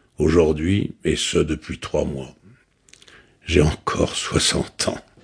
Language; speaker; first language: French; native; French